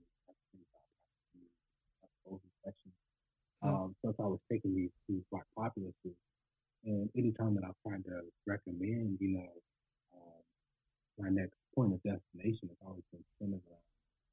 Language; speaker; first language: English; native; English